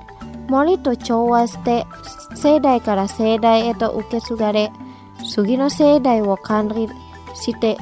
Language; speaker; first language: Japanese; non-native, fluent; Indonesian